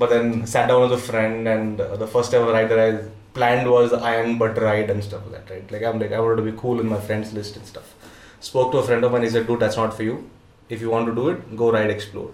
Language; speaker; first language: English; non-native, local second language; Konkani